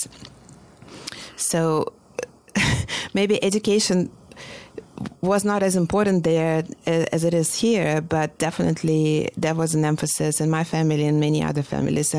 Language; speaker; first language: English; non-native, fluent; Russian